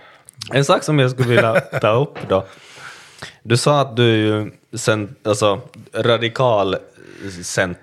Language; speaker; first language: Swedish; native; Swedish